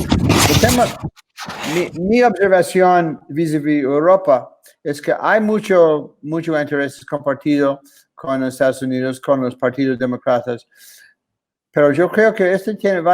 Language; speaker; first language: Spanish; non-native, fluent; English